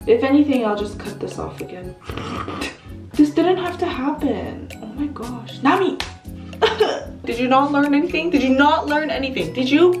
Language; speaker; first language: English; early bilingual, other home language; Korean